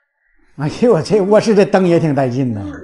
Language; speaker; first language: Chinese; native; Chinese